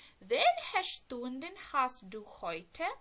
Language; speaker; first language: German; non-native, fluent; Ukrainian